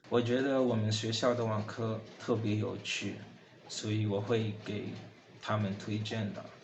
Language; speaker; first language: Chinese; non-native, fluent; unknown